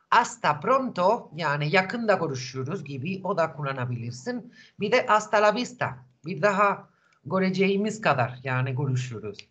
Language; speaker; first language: Turkish; non-native, fluent; Spanish